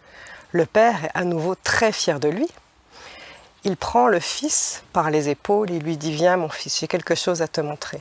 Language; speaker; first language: French; native; French